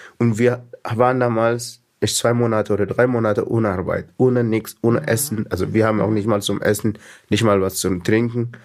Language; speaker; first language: German; non-native, fluent; Arabic